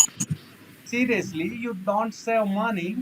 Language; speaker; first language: English; non-native, learner; Hindi